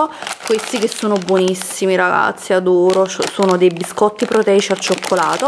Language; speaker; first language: Italian; native; Italian